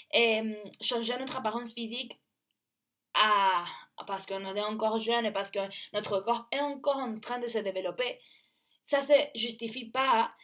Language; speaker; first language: French; non-native, learner; Spanish